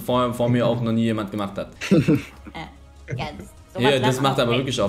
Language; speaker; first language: German; native; German